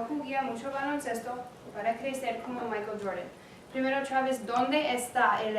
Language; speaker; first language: Spanish; non-native, fluent; English